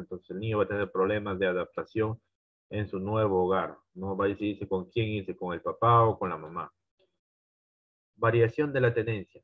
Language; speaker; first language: Spanish; native; Spanish